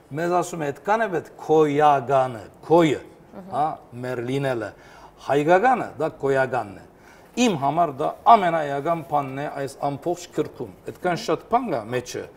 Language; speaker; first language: Armenian; early bilingual, heritage; Armenian